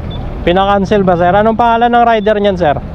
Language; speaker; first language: Filipino; native; Filipino